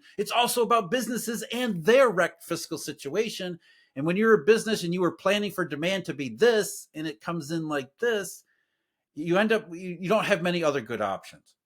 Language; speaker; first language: English; native; English